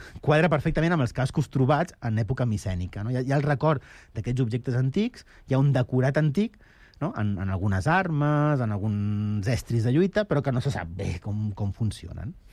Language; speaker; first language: Catalan; native; Catalan